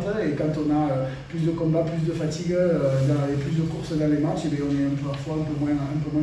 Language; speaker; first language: French; native; French